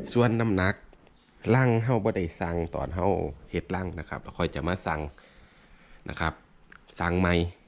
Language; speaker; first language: Thai; native; Thai